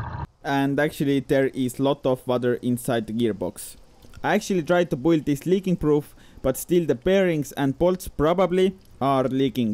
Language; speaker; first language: English; non-native, fluent; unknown